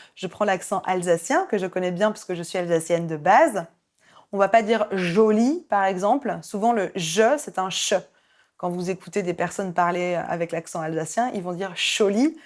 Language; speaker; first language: French; native; French